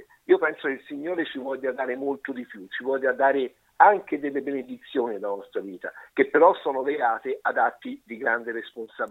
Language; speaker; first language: Italian; native; Italian